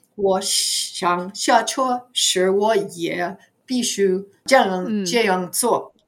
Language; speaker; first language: Chinese; non-native, fluent; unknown